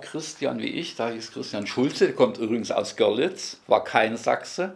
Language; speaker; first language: German; native; German